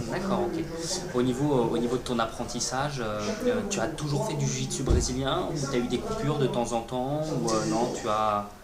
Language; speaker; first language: French; native; French